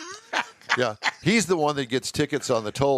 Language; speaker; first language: English; native; English